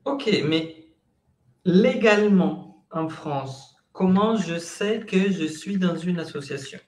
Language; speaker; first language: French; non-native, fluent; Spanish